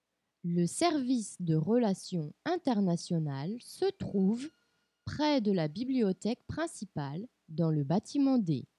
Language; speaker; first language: French; non-native, fluent; Portuguese